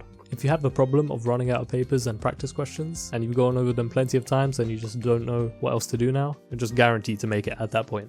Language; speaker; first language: English; native; English